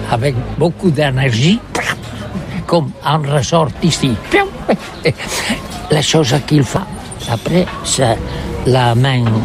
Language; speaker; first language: French; non-native, learner; Catalan